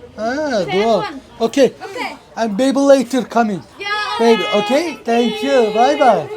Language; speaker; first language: English; non-native, learner; Turkish